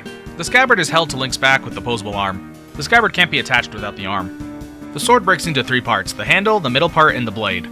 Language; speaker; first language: English; native; English